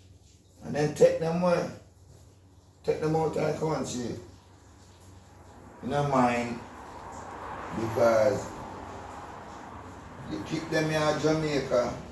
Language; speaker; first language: English; non-native, local second language; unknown